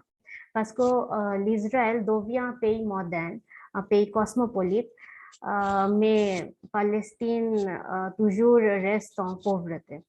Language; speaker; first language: French; non-native, fluent; Bangla